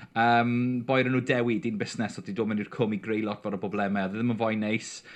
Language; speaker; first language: Welsh; non-native, local second language; English